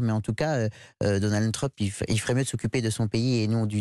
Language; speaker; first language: French; native; French